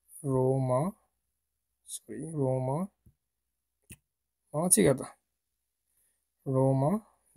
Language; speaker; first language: Japanese; non-native, learner; Bangla